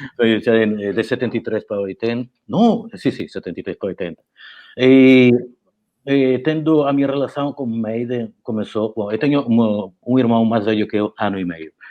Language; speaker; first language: Portuguese; early bilingual, heritage; Portuguese